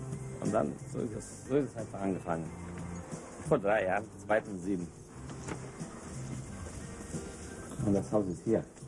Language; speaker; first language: German; non-native, local second language; Hungarian